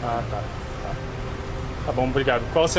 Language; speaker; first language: Portuguese; non-native, learner; English